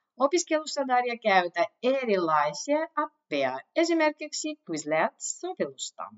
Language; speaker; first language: Finnish; non-native, learner; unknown